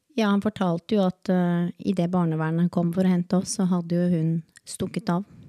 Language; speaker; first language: Norwegian; early bilingual, other home language; Spanish